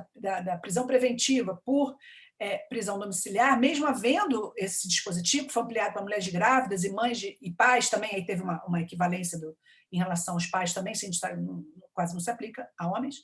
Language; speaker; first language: Portuguese; native; Portuguese